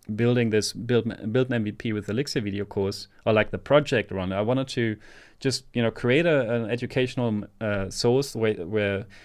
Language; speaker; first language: English; non-native, fluent; German